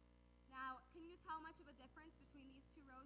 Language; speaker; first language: English; native; English